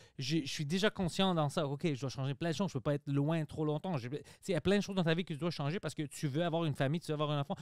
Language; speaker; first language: French; early bilingual, other home language; Greek